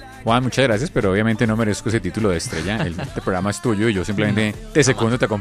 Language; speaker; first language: Spanish; native; Spanish